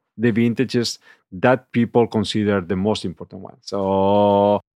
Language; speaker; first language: English; non-native, fluent; Catalan